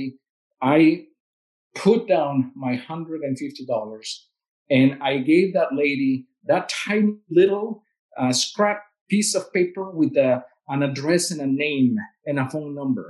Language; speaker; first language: English; non-native, fluent; Spanish